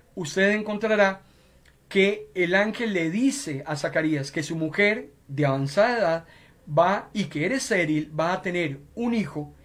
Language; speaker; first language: Spanish; native; Spanish